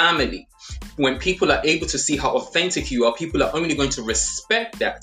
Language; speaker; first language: English; non-native, local second language; Yoruba